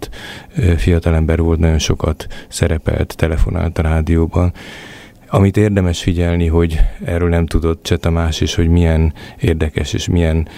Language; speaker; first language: Hungarian; native; Hungarian